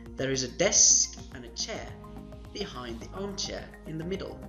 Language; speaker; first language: English; non-native, fluent; French